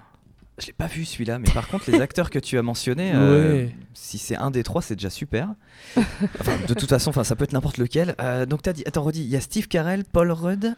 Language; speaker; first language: French; native; French